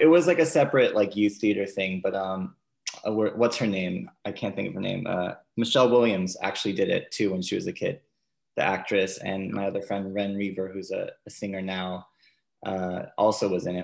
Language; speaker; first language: English; native; English